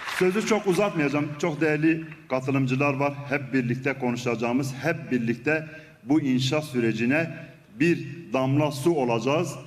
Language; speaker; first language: Turkish; non-native, local second language; Kurdish